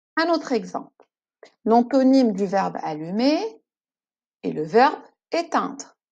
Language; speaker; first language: French; non-native, local second language; Arabic